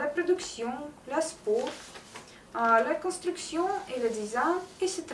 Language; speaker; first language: French; non-native, learner; Russian